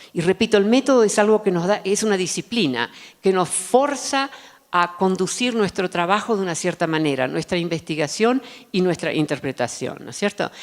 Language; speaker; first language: Spanish; early bilingual, other home language; Dutch